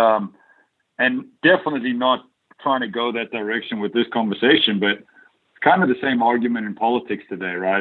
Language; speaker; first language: English; native; English